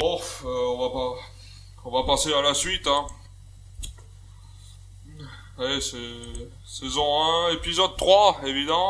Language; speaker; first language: French; native; French